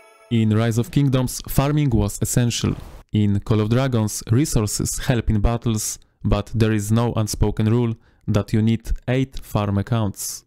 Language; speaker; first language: English; non-native, fluent; Polish